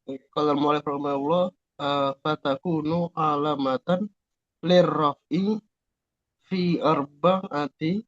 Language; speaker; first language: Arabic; non-native, learner; Indonesian